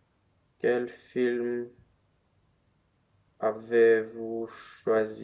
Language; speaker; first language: French; non-native, learner; Romanian